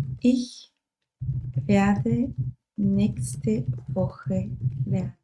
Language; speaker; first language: German; non-native, learner; Turkish